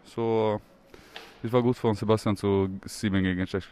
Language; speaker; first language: German; non-native, learner; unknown